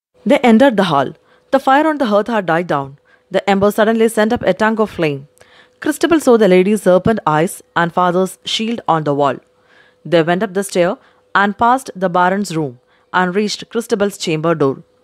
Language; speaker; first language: English; non-native, local second language; Malayalam